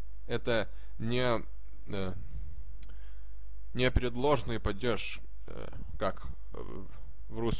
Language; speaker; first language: Russian; non-native, fluent; Lithuanian